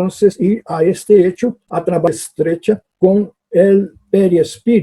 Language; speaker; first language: Spanish; non-native, fluent; Portuguese